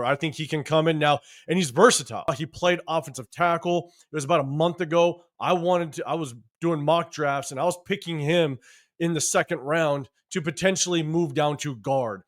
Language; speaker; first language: English; native; English